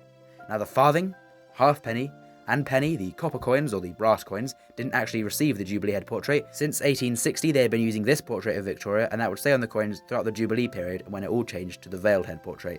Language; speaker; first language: English; native; English